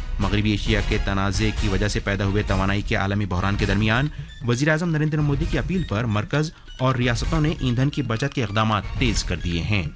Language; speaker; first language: Urdu; native; Urdu